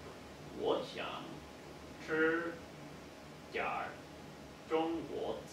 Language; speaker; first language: Chinese; non-native, learner; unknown